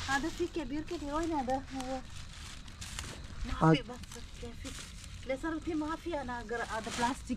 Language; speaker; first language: Arabic; non-native, learner; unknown